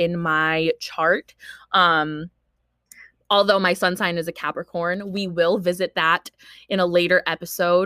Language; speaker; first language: English; early bilingual, other home language; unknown